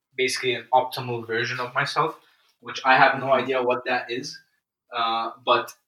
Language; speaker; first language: English; non-native, fluent; Arabic